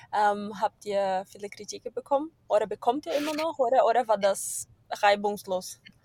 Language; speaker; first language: German; non-native, fluent; Portuguese